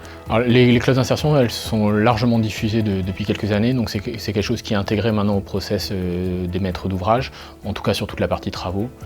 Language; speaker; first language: French; native; French